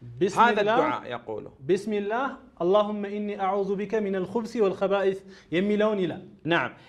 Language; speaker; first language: Arabic; non-native, fluent; Amharic